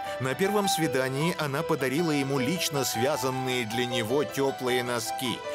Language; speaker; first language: Russian; native; Russian